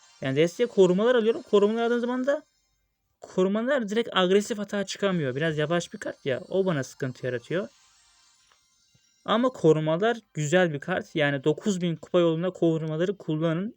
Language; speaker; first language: Turkish; native; Turkish